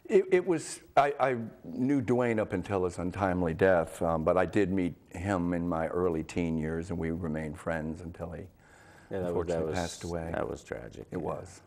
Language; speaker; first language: English; native; English